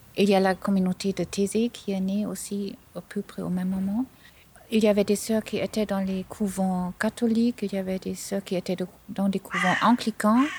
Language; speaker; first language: French; non-native, fluent; German